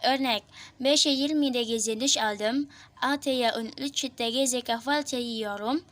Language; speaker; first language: Turkish; non-native, learner; Indonesian